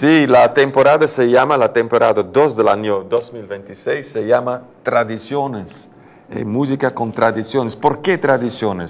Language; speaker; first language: Spanish; non-native, learner; Dutch